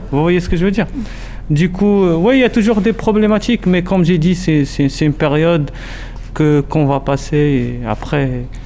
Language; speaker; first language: French; non-native, local second language; Arabic